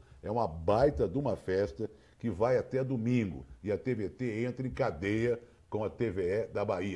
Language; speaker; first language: Portuguese; native; Portuguese